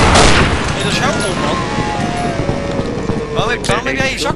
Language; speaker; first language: Dutch; native; Dutch